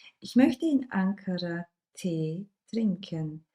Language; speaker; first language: German; non-native, fluent; Turkish